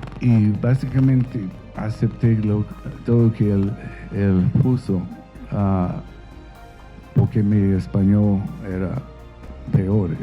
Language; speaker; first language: Spanish; non-native, fluent; English